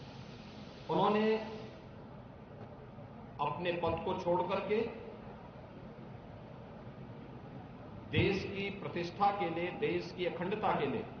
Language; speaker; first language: Hindi; native; Hindi